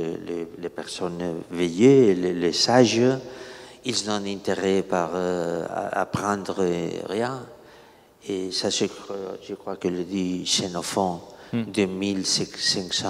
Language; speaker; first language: French; non-native, learner; Catalan